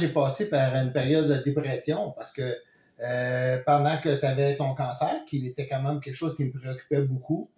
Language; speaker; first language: French; native; French